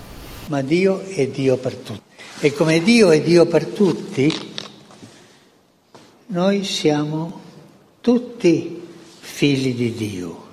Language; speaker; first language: Italian; non-native, fluent; Spanish